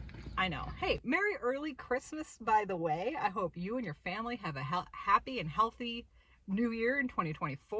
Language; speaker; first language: English; native; English